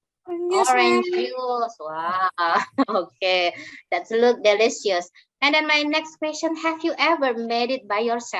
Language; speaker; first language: English; non-native, fluent; Indonesian